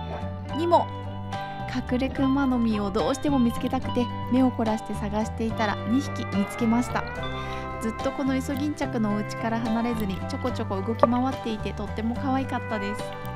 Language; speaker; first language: Japanese; native; Japanese